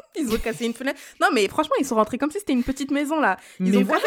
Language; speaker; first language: French; native; French